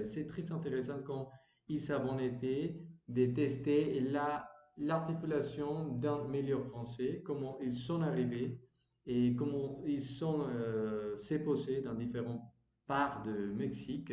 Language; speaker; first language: French; non-native, learner; Spanish